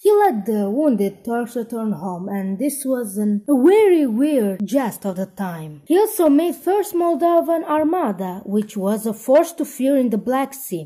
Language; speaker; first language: English; non-native, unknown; Romanian